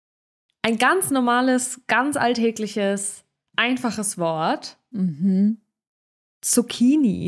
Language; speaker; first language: German; early bilingual, other home language; Russian